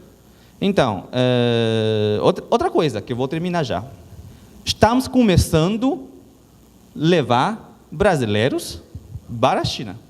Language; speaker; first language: Portuguese; non-native, learner; Chinese